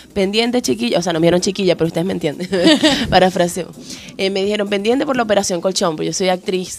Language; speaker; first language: Spanish; native; Spanish